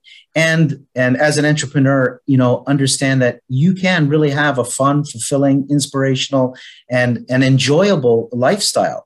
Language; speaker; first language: English; native; English